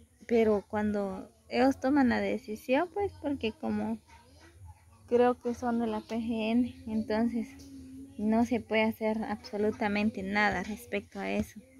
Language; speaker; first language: Spanish; native; Spanish